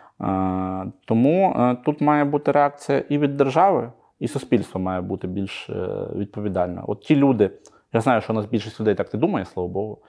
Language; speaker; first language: Ukrainian; native; Ukrainian